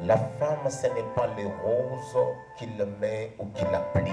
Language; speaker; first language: French; non-native, local second language; Lingala